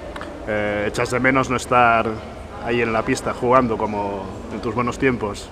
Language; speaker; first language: Spanish; native; Spanish